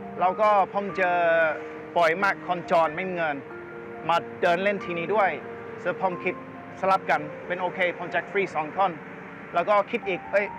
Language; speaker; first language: Thai; non-native, learner; English